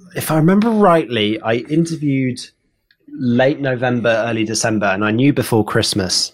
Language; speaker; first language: English; native; English